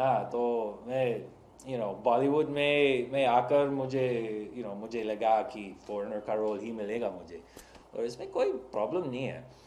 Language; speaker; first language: Hindi; non-native, fluent; English